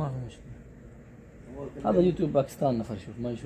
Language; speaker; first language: Arabic; non-native, learner; Urdu